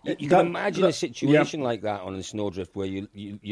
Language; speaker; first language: English; native; English